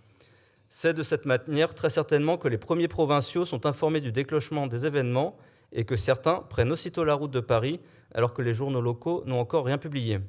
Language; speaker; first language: French; native; French